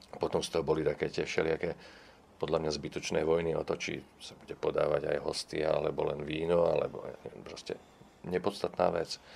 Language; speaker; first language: Slovak; non-native, local second language; Czech